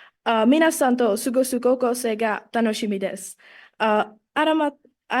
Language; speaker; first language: Japanese; non-native, learner; Czech